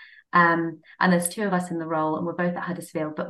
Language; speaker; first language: English; native; English